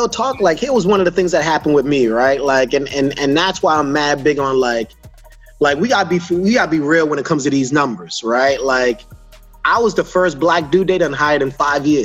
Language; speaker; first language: English; native; English